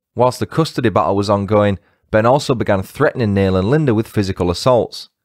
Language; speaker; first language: English; native; English